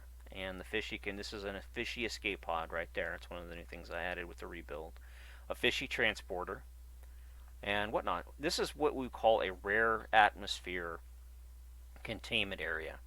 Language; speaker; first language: English; native; English